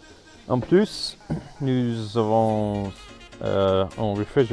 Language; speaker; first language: French; non-native, learner; English